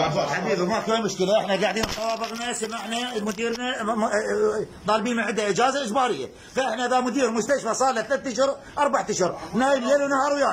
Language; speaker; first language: Arabic; native; Arabic